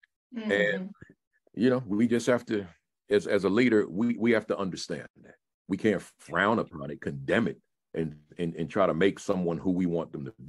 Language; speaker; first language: English; native; English